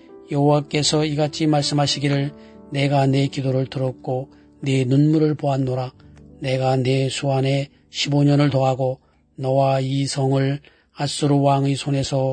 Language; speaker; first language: Korean; native; Korean